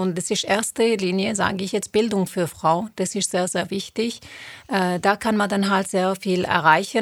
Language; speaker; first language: German; non-native, fluent; Turoyo